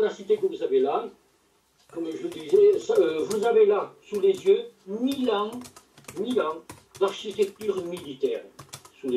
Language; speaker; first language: French; native; French